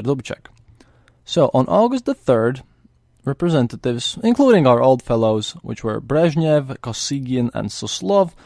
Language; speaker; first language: English; non-native, fluent; Latvian